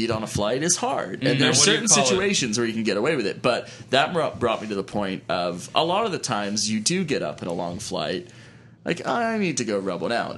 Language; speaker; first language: English; native; English